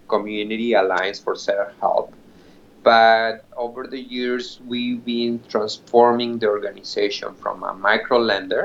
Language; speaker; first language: English; non-native, fluent; Spanish